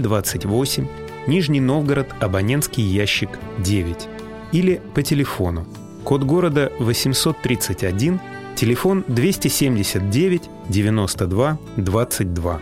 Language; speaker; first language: Russian; native; Russian